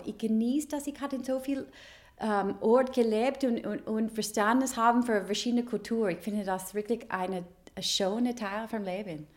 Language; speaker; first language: German; non-native, learner; English